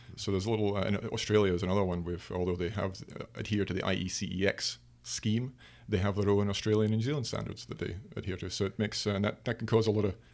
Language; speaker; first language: English; native; English